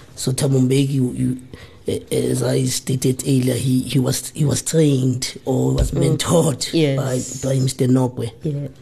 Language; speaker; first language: English; non-native, local second language; Zulu